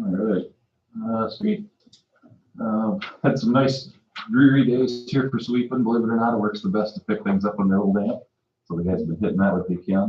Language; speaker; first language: English; native; English